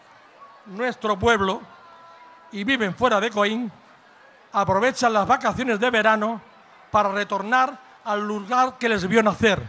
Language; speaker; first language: Spanish; native; Spanish